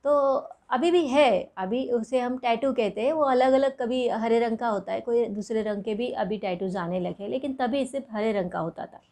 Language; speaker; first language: Hindi; non-native, local second language; Marathi